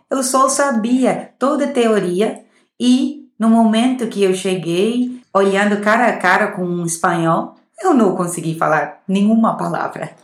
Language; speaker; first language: Portuguese; non-native, fluent; English